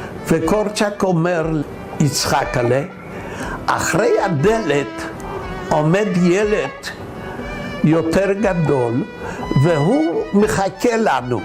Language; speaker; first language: Hebrew; non-native, fluent; Polish